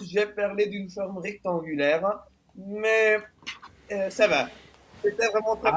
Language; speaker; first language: French; non-native, fluent; Italian